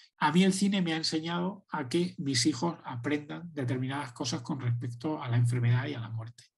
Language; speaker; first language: Spanish; native; Spanish